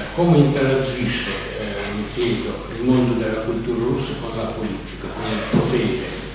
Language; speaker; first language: Italian; non-native, fluent; Russian